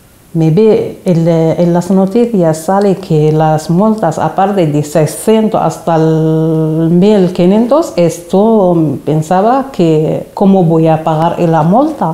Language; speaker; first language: Spanish; non-native, learner; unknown